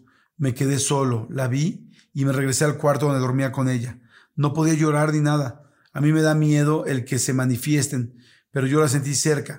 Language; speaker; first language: Spanish; native; Spanish